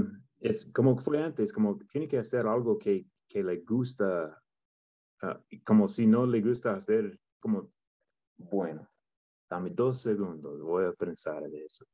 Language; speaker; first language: Spanish; non-native, learner; English